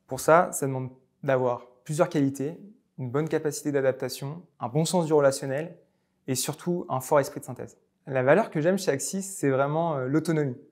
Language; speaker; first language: French; native; French